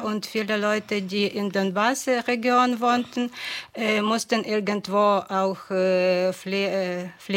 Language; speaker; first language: German; non-native, fluent; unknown